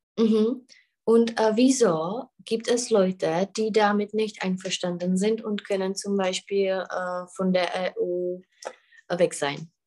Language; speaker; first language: German; non-native, fluent; Czech